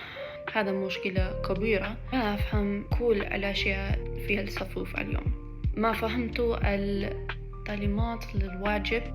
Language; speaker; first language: Arabic; non-native, learner; English